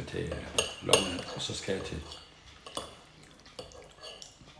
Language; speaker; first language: Danish; native; Danish